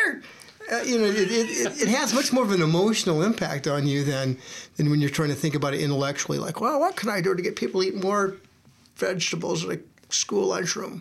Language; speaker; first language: English; native; English